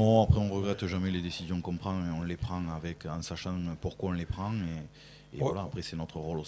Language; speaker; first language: French; native; French